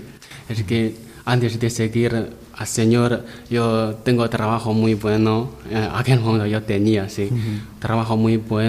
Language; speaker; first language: Spanish; non-native, learner; Chinese